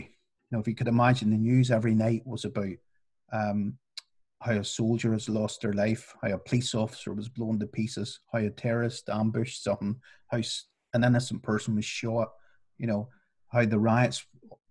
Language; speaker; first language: English; native; English